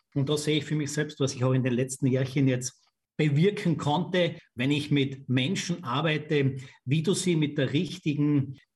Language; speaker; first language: German; native; German